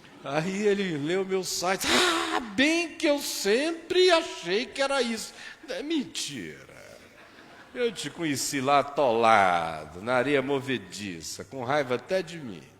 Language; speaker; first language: Portuguese; native; Portuguese